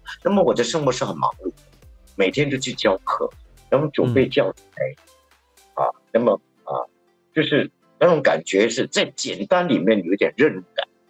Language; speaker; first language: Chinese; native; Chinese